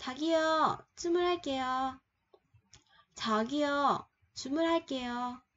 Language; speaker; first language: Korean; non-native, fluent; Vietnamese